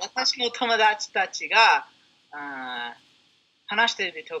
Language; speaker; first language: Japanese; non-native, learner; English